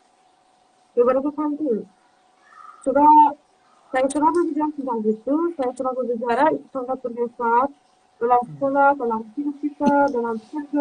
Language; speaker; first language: Indonesian; non-native, learner; Turkish